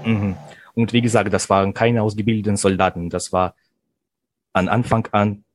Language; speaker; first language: German; non-native, fluent; Russian